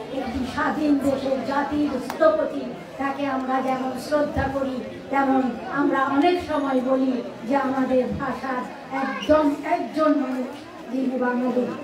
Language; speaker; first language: Bangla; native; Bangla